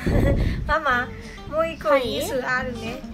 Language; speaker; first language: Japanese; non-native, learner; Burmese